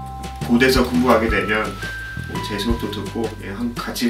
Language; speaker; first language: Korean; non-native, fluent; English